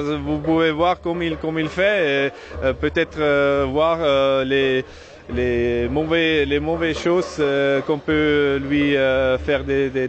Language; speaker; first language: French; non-native, learner; German